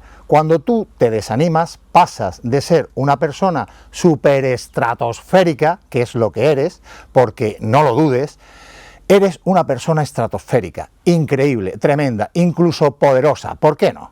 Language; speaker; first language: Spanish; native; Spanish